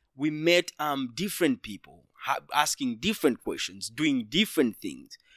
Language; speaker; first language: English; non-native, local second language; Ganda